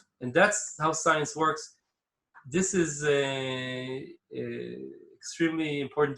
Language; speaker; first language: English; non-native, fluent; Hebrew